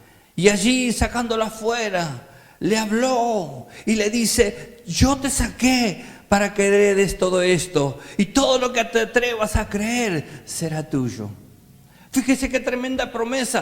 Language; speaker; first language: Spanish; native; Spanish